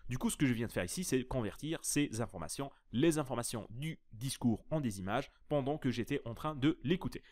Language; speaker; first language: French; native; French